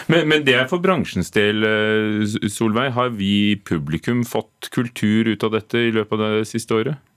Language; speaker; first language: Norwegian; native; Norwegian